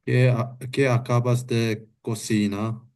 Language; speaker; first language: Spanish; non-native, learner; English